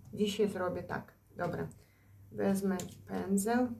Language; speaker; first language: Polish; non-native, fluent; Ukrainian